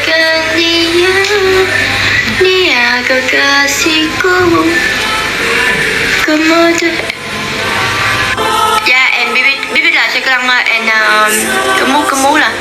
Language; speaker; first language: Indonesian; non-native, learner; Vietnamese